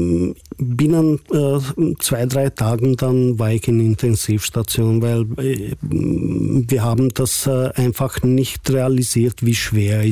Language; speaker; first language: German; non-native, learner; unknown